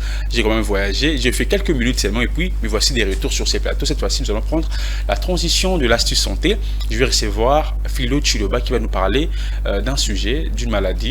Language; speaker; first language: French; non-native, local second language; Lingala